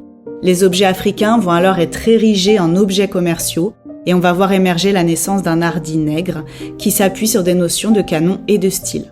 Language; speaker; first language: French; native; French